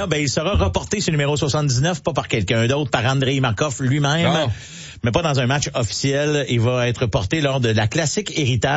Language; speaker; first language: French; native; French